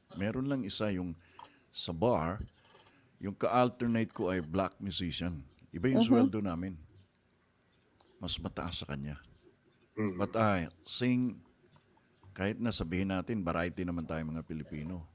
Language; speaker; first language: Filipino; non-native, local second language; Cebuano